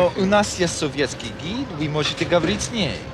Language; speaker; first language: Russian; non-native, fluent; English